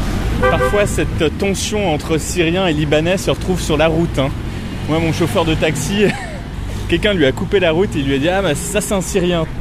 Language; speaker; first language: French; native; French